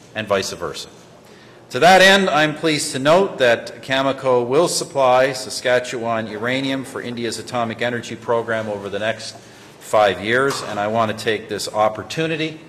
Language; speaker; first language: English; native; English